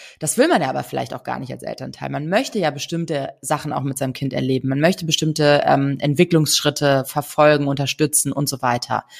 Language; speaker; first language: German; native; German